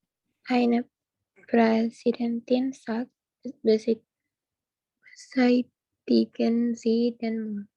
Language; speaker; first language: German; non-native, learner; Indonesian